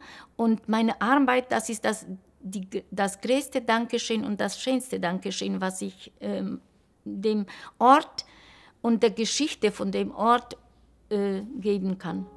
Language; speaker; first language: German; non-native, local second language; Polish